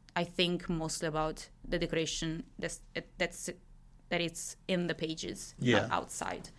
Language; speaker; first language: English; non-native, fluent; Italian